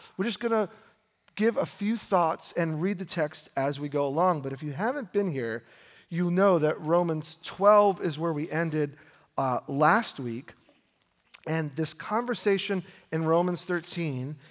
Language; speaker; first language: English; native; English